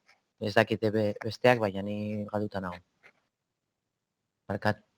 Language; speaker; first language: Basque; non-native, local second language; Spanish